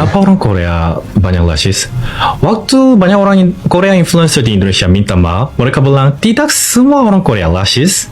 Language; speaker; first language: Indonesian; non-native, fluent; Korean